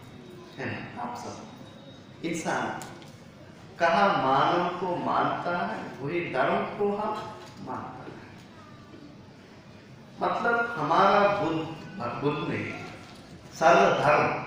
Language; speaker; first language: Hindi; non-native, learner; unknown